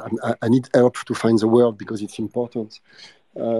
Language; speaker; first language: English; non-native, fluent; French